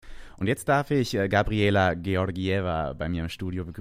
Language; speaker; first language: German; native; German